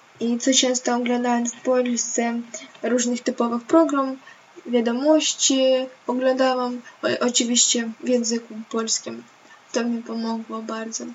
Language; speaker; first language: Polish; non-native, learner; Ukrainian